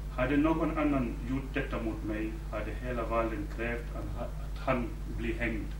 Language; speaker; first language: Swedish; non-native, fluent; Wolof